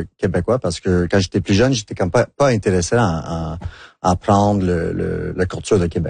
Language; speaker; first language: French; non-native, local second language; English